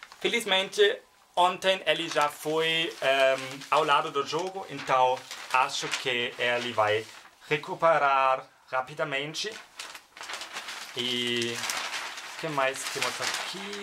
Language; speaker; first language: Portuguese; non-native, learner; German